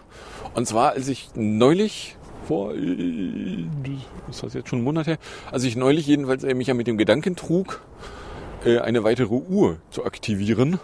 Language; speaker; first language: German; native; German